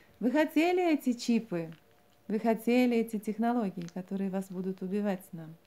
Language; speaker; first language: Russian; non-native, local second language; Latvian